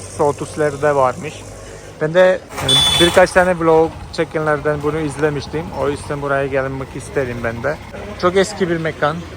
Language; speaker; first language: Turkish; non-native, fluent; Malayalam